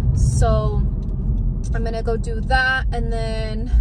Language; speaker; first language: English; early bilingual, other home language; Spanish